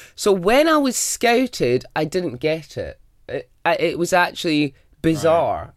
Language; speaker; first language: English; native; English